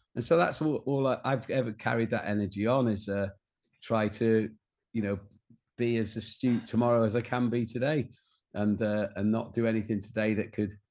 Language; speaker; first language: English; native; English